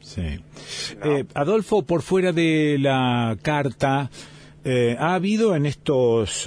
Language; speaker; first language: Spanish; native; Spanish